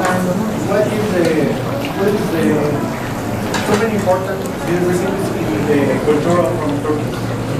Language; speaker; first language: English; non-native, learner; Spanish